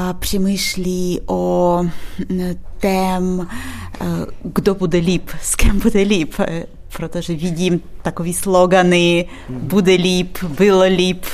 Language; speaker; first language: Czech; non-native, learner; Ukrainian